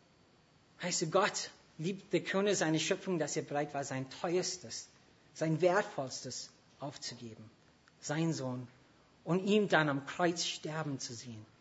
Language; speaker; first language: German; non-native, fluent; English